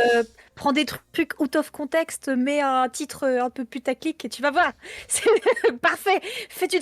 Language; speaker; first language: French; native; French